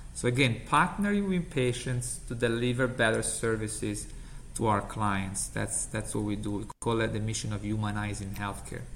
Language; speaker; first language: English; non-native, fluent; Italian